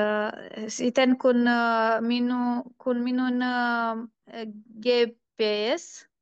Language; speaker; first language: Finnish; non-native, learner; Turkish